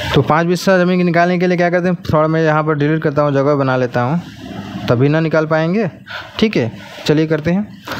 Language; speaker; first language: Hindi; native; Hindi